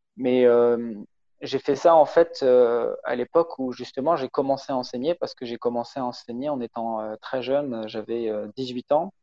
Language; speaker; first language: French; native; French